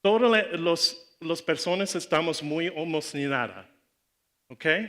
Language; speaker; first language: Spanish; non-native, learner; English